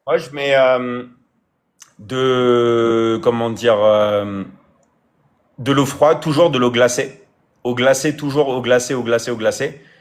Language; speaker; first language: French; native; French